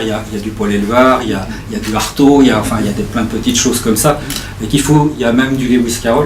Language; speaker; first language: French; native; French